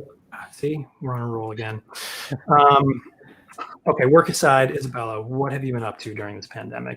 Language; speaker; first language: English; native; English